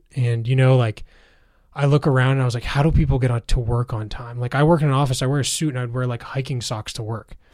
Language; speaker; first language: English; native; English